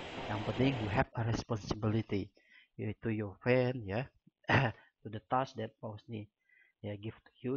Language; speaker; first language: English; non-native, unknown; Indonesian